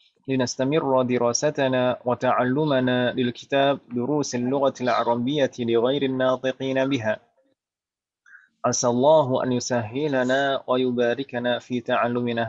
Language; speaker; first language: Arabic; non-native, fluent; Indonesian